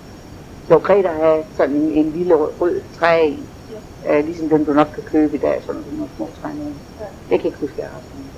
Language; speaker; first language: Danish; native; Danish